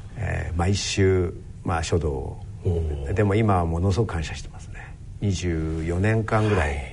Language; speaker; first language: Japanese; native; Japanese